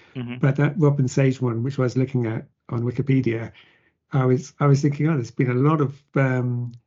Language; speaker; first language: English; native; English